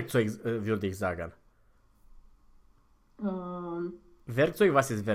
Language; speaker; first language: German; non-native, fluent; Romanian